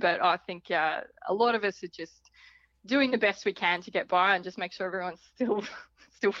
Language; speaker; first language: English; native; English